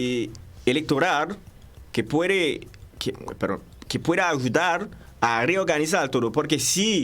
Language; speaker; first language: Spanish; non-native, fluent; Haitian Creole